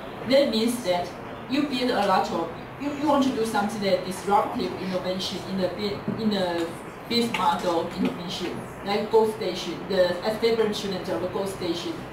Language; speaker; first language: English; non-native, fluent; Chinese